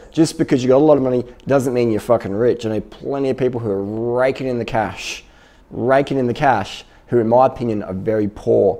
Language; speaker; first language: English; native; English